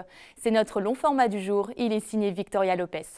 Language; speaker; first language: French; native; French